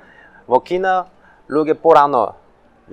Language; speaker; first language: Macedonian; non-native, learner; Chinese